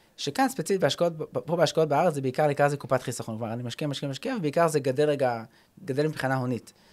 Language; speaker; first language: Hebrew; early bilingual, other home language; English